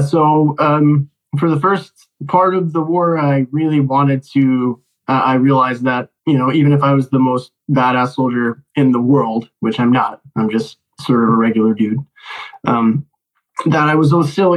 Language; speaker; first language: English; native; English